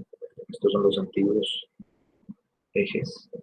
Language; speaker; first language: Spanish; native; Spanish